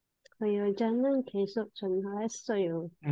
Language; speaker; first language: Korean; non-native, learner; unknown